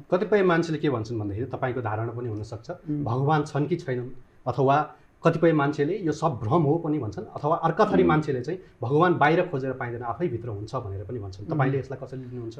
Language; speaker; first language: Nepali; native; Nepali